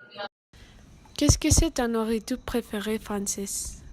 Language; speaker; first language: French; non-native, learner; Spanish